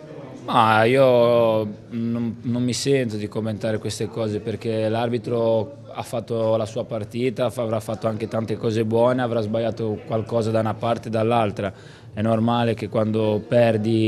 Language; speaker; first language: Italian; native; Italian